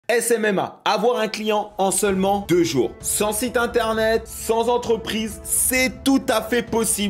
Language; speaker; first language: French; native; French